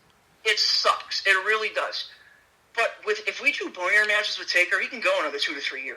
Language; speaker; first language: English; native; English